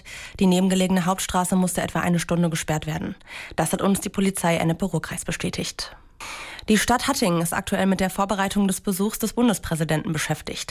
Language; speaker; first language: German; native; German